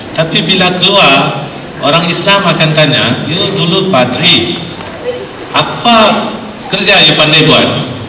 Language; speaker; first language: Malay; non-native, local second language; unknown